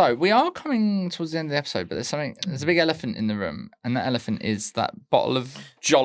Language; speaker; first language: English; native; English